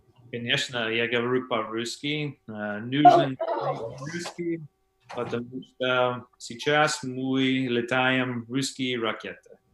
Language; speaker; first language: Russian; non-native, learner; English